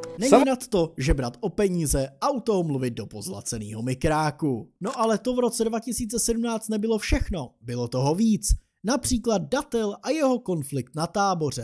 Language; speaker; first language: Czech; native; Czech